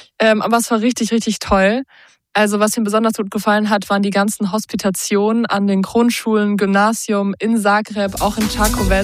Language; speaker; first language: German; native; German